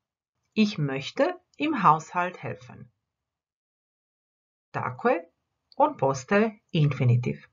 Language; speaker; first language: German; non-native, fluent; Croatian